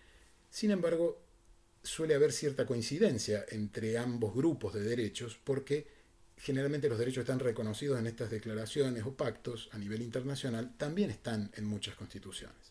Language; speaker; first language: Spanish; native; Spanish